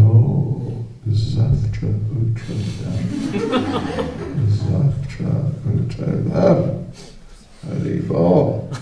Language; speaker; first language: Russian; non-native, learner; English